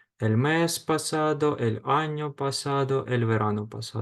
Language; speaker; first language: Spanish; non-native, fluent; Ukrainian